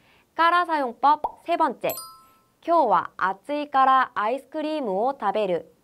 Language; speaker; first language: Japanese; non-native, fluent; Korean